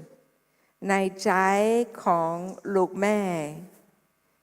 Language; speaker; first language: Thai; non-native, fluent; English